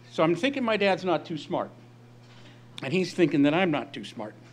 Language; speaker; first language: English; native; English